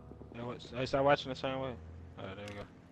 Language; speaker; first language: English; native; English